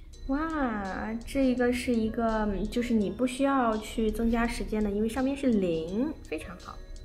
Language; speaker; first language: Chinese; native; Chinese